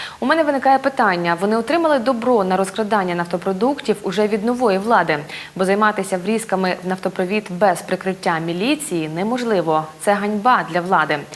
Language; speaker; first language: Ukrainian; native; Ukrainian